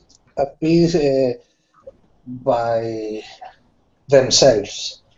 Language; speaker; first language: English; non-native, learner; Spanish